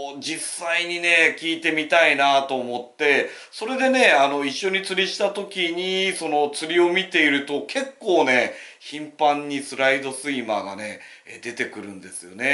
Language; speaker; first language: Japanese; native; Japanese